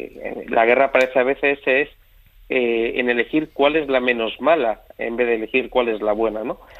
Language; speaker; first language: Spanish; native; Spanish